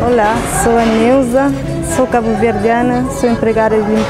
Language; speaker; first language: Portuguese; non-native, local second language; Kabuverdianu